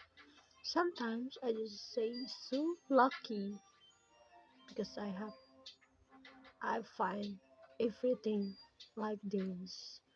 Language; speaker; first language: English; non-native, learner; Indonesian